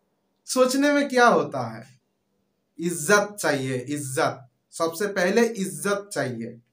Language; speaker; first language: Hindi; non-native, local second language; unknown